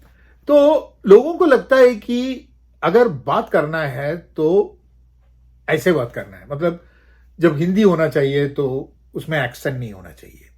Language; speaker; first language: Hindi; non-native, local second language; Malayalam